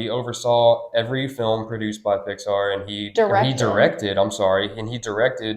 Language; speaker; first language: English; native; English